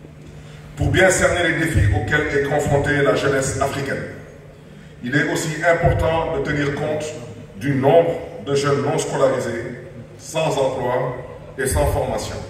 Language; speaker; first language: French; non-native, local second language; Wolof